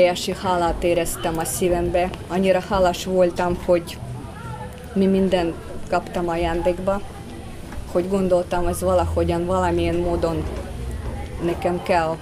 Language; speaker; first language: Hungarian; non-native, fluent; Russian